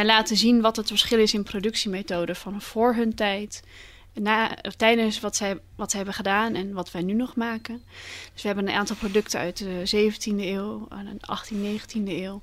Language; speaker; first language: Dutch; native; Dutch